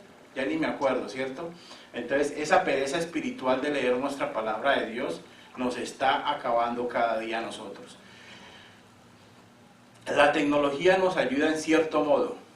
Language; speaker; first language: Spanish; native; Spanish